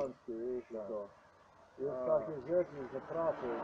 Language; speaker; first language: Polish; non-native, learner; Ukrainian